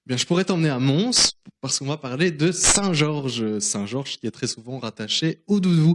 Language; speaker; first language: French; native; French